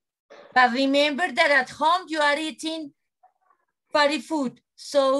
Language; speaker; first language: English; non-native, learner; Spanish